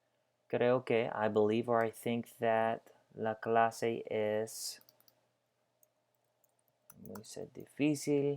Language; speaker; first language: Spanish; non-native, fluent; English